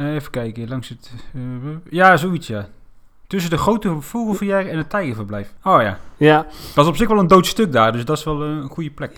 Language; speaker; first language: Dutch; native; Dutch